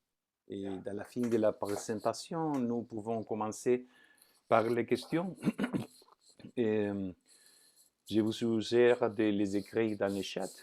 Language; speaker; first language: French; non-native, fluent; Spanish